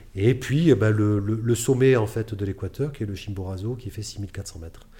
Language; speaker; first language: French; native; French